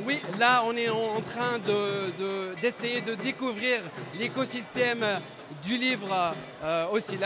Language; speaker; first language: French; non-native, local second language; Arabic